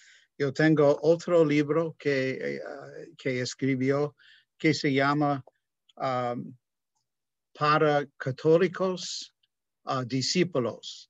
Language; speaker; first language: Spanish; non-native, fluent; English